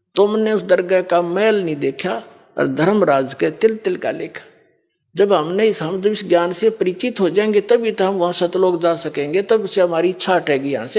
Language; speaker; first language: Hindi; native; Hindi